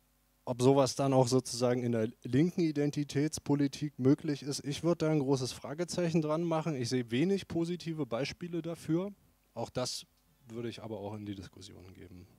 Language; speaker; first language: German; native; German